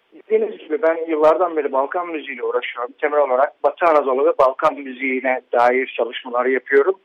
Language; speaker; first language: Turkish; native; Turkish